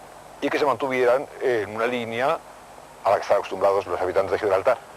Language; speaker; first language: Spanish; native; Spanish